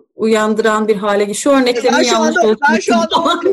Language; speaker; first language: Turkish; native; Turkish